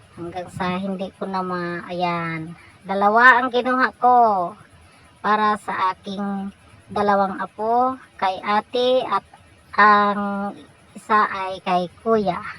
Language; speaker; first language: Filipino; non-native, local second language; Cebuano